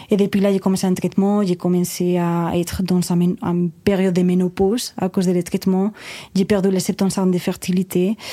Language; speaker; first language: French; non-native, fluent; Spanish